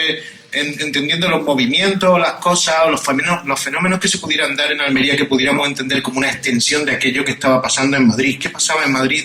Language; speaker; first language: Spanish; native; Spanish